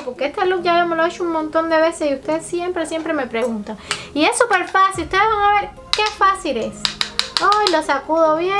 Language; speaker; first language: Spanish; native; Spanish